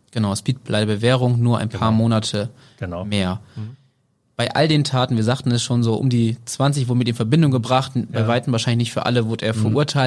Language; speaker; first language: German; native; German